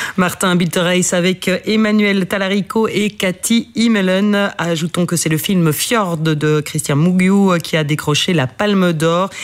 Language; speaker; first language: French; native; French